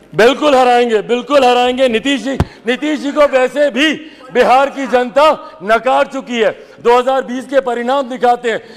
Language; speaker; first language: Hindi; native; Hindi